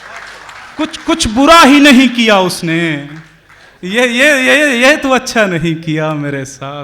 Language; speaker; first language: Hindi; native; Hindi